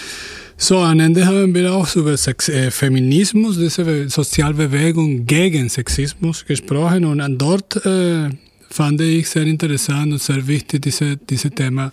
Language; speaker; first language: German; non-native, fluent; Spanish